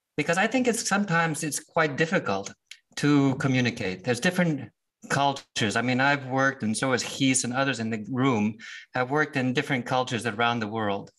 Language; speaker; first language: English; native; English